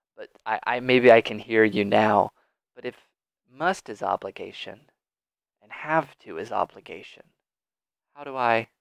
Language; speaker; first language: English; native; English